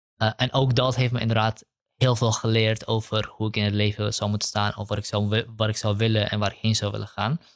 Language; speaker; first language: Dutch; early bilingual, other home language; Kurdish